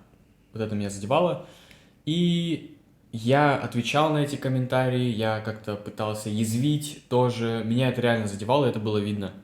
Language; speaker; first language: Russian; native; Russian